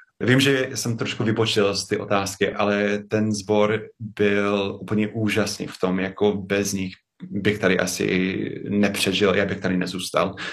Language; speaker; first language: Czech; non-native, fluent; English